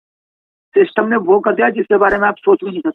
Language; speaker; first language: Hindi; native; Hindi